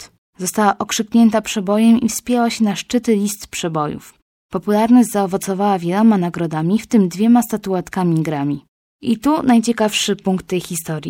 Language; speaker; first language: Polish; native; Polish